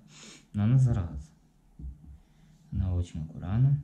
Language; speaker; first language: Russian; non-native, learner; Chinese